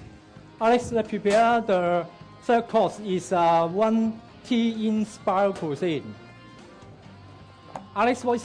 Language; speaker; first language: English; non-native, local second language; Cantonese